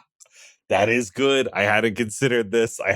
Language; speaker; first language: English; native; English